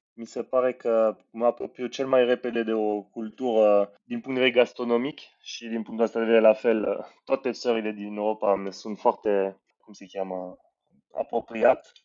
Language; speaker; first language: Romanian; non-native, fluent; French